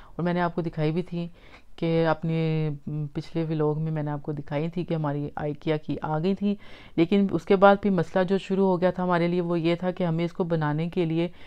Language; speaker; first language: Urdu; native; Urdu